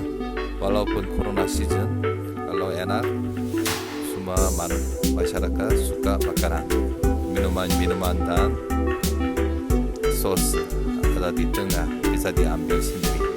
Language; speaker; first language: Indonesian; non-native, learner; Korean